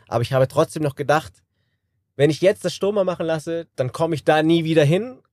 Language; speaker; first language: German; native; German